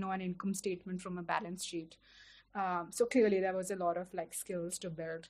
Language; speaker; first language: English; non-native, local second language; Hindi